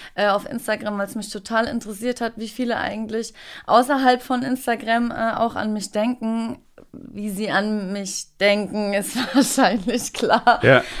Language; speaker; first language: German; native; German